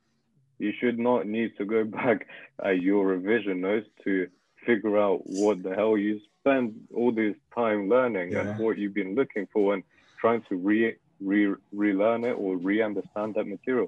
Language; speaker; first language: English; non-native, fluent; Russian